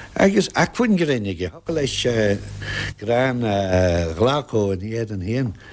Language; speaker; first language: Irish; non-native, local second language; English